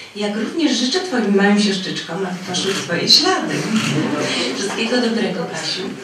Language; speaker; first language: Polish; native; Polish